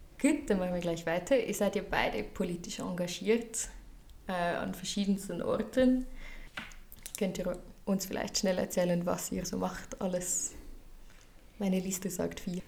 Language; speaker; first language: German; native; German